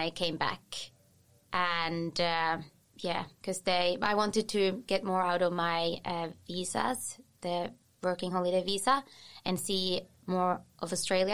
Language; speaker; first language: English; non-native, fluent; Finnish